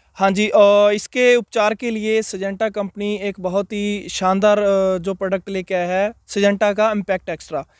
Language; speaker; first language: Hindi; non-native, local second language; Punjabi